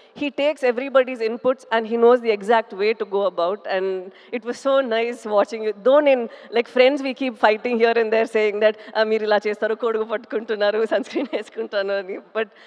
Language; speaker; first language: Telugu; non-native, fluent; Tamil